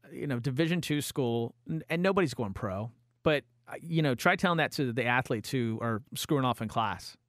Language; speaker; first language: English; native; English